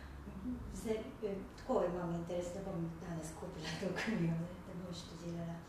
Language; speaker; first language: Slovenian; non-native, learner; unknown